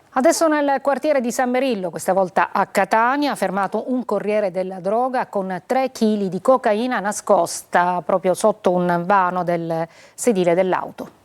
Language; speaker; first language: Italian; native; Italian